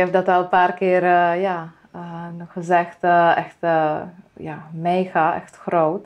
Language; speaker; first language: Dutch; non-native, fluent; Czech